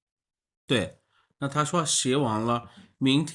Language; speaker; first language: Chinese; non-native, fluent; Urdu